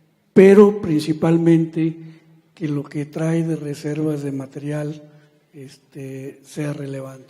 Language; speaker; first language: Spanish; native; Spanish